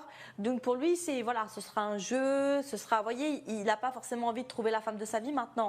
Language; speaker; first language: French; native; French